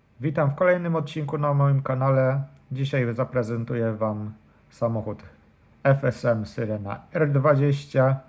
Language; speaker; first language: Polish; native; Polish